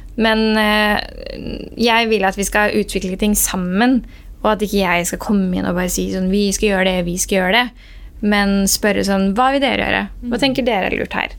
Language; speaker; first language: Norwegian; early bilingual, other home language; Persian